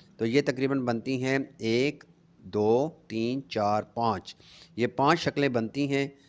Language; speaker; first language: Urdu; non-native, local second language; Punjabi